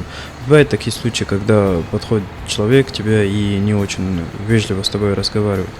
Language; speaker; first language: Russian; non-native, fluent; Arabic